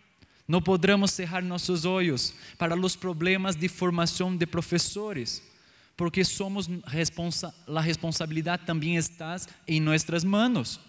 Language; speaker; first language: Spanish; non-native, learner; Portuguese